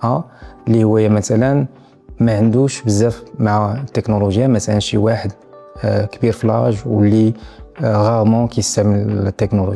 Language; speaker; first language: Arabic; native; Arabic